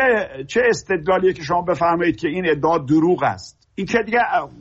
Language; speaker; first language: Persian; native; Persian